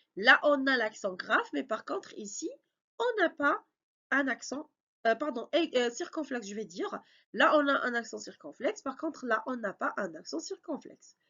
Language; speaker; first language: French; non-native, local second language; Arabic